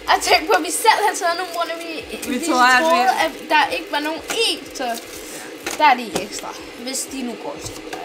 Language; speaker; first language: Danish; early bilingual, other home language; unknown